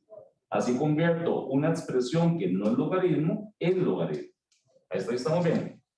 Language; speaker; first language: Spanish; native; Spanish